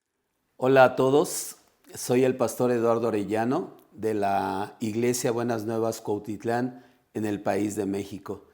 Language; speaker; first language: Spanish; native; Spanish